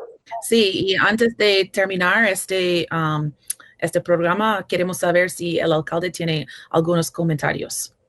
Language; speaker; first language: Spanish; non-native, fluent; English